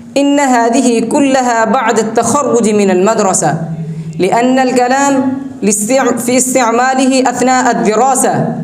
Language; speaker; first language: Arabic; non-native, learner; Urdu